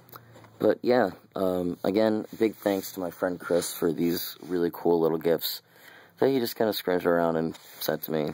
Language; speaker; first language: English; native; English